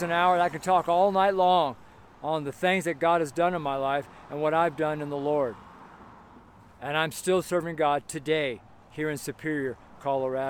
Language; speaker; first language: English; native; English